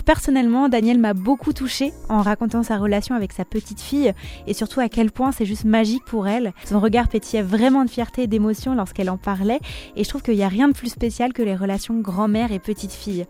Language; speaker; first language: French; native; French